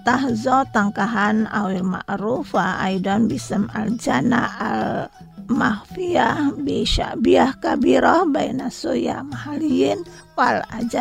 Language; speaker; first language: Arabic; non-native, learner; Indonesian